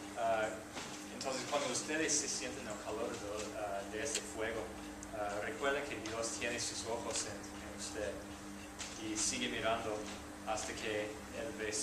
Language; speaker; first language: Spanish; non-native, fluent; English